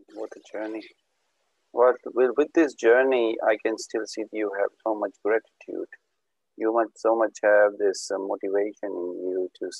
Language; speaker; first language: English; native; English